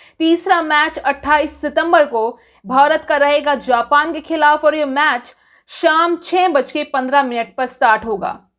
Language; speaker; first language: Hindi; native; Hindi